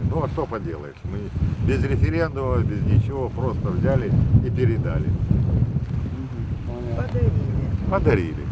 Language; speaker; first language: Russian; native; Russian